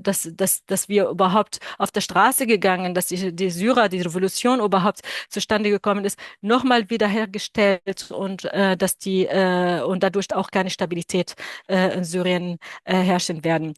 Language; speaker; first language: German; non-native, fluent; Arabic